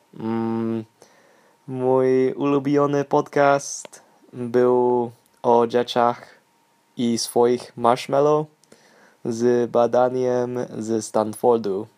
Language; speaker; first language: Polish; non-native, learner; English